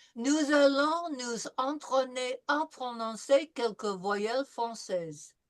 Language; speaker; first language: French; non-native, fluent; English